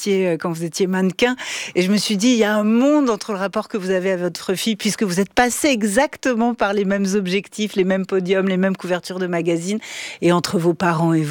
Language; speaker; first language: French; native; French